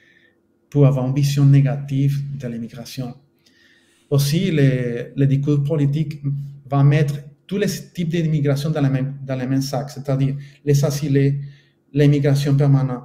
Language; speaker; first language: French; non-native, fluent; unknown